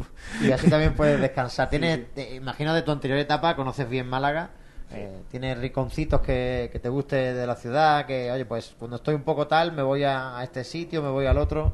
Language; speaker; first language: Spanish; native; Spanish